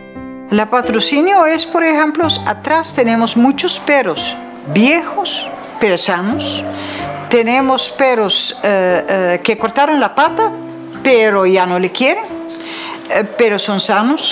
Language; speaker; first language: Spanish; non-native, fluent; Dutch